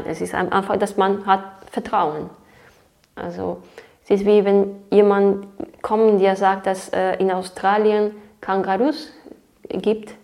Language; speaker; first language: German; non-native, fluent; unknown